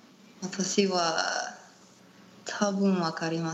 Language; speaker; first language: Japanese; non-native, learner; Spanish